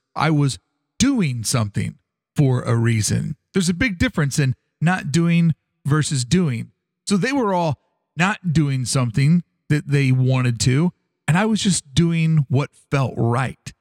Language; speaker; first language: English; native; English